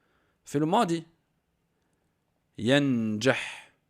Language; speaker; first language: Arabic; non-native, fluent; French